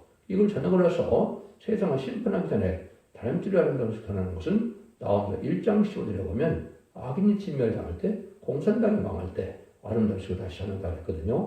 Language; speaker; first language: Korean; native; Korean